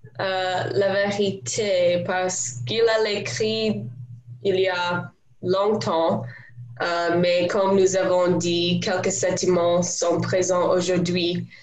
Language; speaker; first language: French; non-native, learner; English